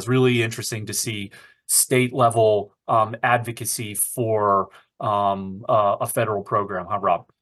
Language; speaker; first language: English; native; English